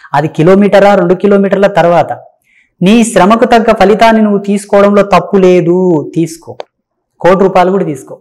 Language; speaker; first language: Telugu; native; Telugu